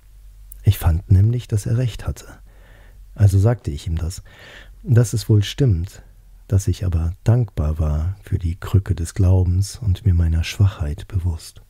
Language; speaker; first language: German; native; German